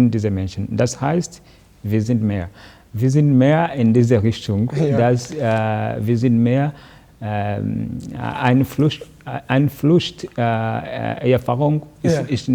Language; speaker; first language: German; non-native, learner; Kinyarwanda